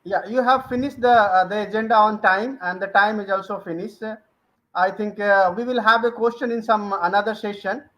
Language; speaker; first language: English; non-native, local second language; Hindi